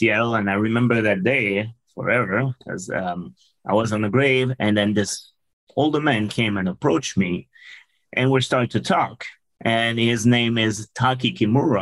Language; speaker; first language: English; non-native, fluent; French